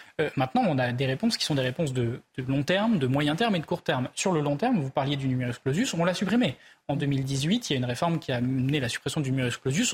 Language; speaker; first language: French; native; French